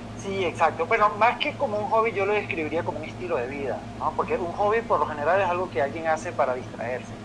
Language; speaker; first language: Spanish; native; Spanish